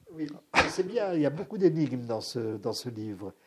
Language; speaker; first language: French; native; French